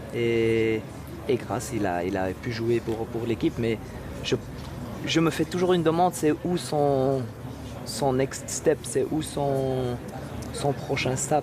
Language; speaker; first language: French; non-native, local second language; Dutch